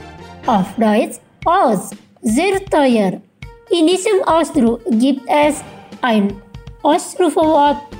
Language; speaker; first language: German; non-native, fluent; Indonesian